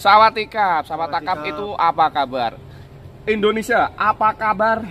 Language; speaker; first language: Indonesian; non-native, local second language; Javanese